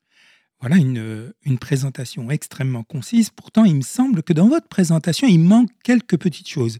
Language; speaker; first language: French; native; French